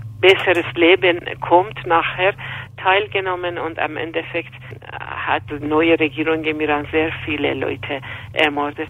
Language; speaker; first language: German; non-native, fluent; Persian